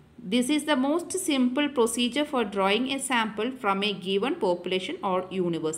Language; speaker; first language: English; non-native, local second language; Malayalam